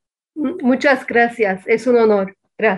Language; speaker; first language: Spanish; non-native, fluent; Turkish